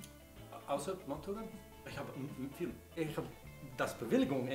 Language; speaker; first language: German; non-native, learner; English